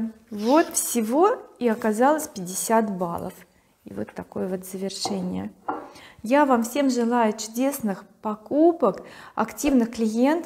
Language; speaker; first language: Russian; native; Russian